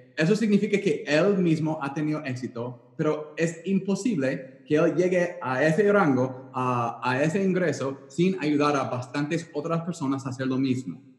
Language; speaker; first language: Spanish; non-native, fluent; English